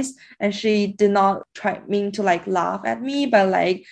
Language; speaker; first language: English; non-native, fluent; Chinese